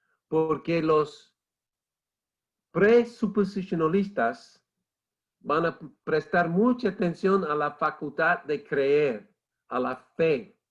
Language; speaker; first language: Spanish; non-native, fluent; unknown